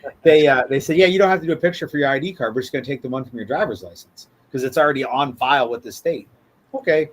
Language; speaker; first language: English; native; English